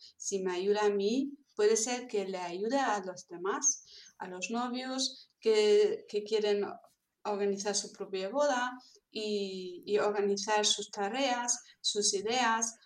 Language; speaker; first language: Spanish; non-native, fluent; German